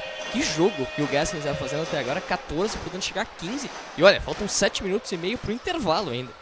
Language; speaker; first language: Portuguese; native; Portuguese